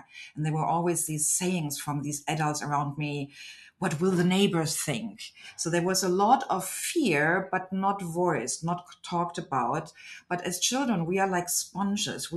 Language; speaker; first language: English; non-native, fluent; German